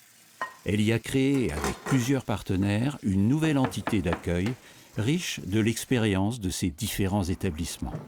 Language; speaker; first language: French; native; French